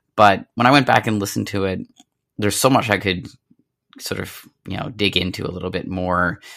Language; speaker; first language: English; native; English